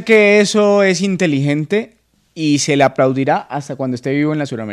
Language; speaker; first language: Spanish; native; Spanish